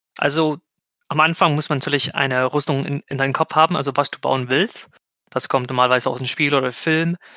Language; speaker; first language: German; non-native, fluent; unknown